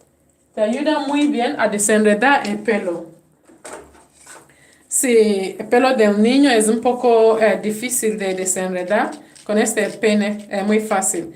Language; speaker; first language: Spanish; non-native, fluent; English